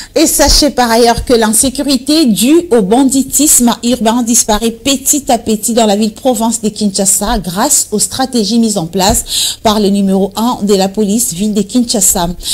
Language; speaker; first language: French; non-native, local second language; Lingala